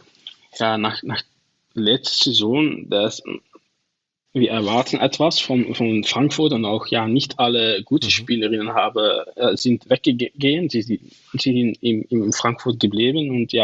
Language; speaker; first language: German; non-native, learner; Dutch